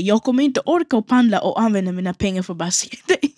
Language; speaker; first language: Swedish; non-native, local second language; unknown